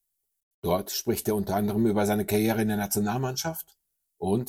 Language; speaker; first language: German; native; German